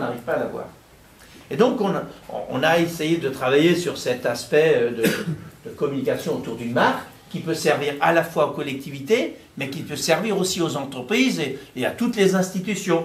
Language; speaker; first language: French; native; French